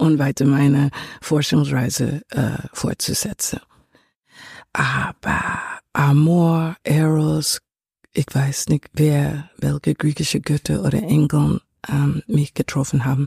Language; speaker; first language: German; non-native, fluent; English